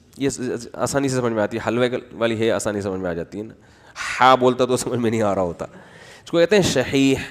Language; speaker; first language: Urdu; native; Urdu